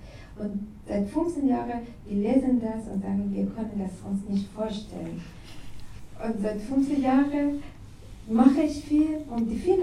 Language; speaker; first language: German; non-native, learner; Persian